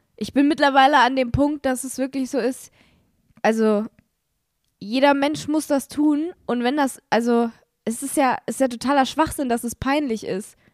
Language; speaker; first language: German; native; German